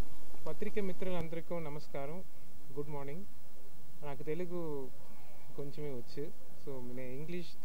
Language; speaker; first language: Telugu; non-native, learner; Tamil